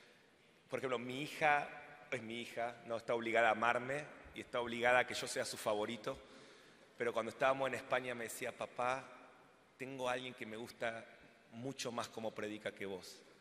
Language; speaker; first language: Spanish; native; Spanish